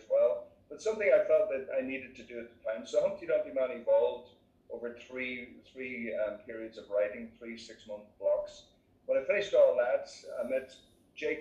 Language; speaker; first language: English; native; English